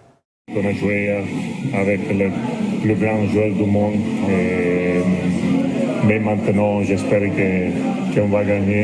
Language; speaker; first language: French; non-native, learner; Italian